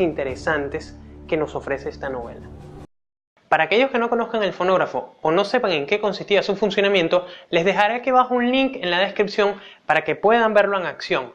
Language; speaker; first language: Spanish; native; Spanish